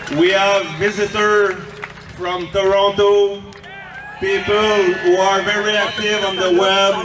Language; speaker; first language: English; non-native, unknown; French